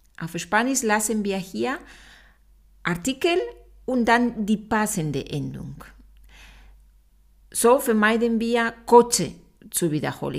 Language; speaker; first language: German; non-native, fluent; Spanish